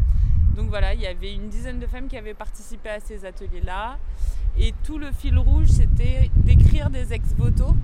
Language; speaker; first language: French; native; French